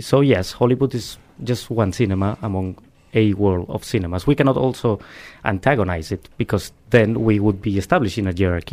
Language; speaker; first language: English; non-native, fluent; Spanish